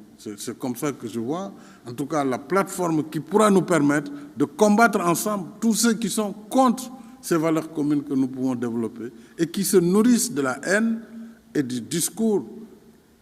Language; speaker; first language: French; non-native, local second language; Fula